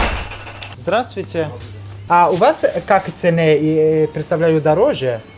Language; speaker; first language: Russian; non-native, learner; Italian